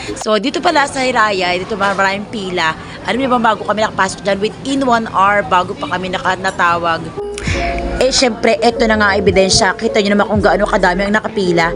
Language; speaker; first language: Filipino; native; Filipino